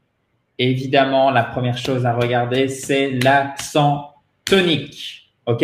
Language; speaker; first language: French; native; French